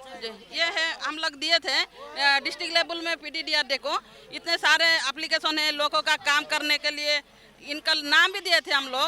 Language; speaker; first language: Hindi; non-native, local second language; Odia